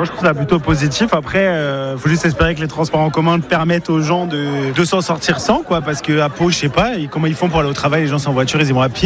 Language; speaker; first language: French; native; French